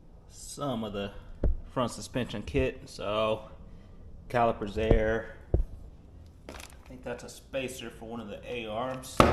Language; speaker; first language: English; native; English